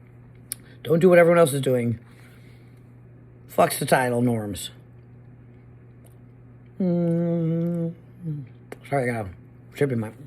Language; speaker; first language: English; native; English